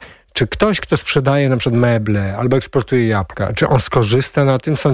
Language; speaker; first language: Polish; native; Polish